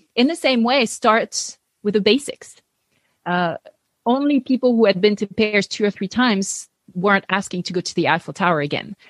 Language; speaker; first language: English; non-native, fluent; French